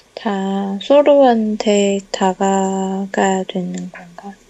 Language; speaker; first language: Korean; non-native, learner; Chinese